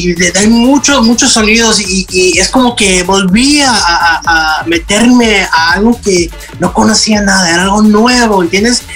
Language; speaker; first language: Spanish; early bilingual, heritage; Spanish